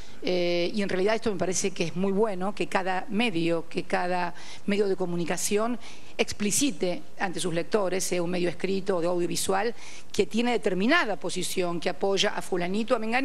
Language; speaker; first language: Spanish; native; Spanish